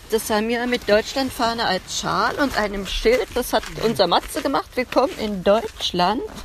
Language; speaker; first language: German; native; German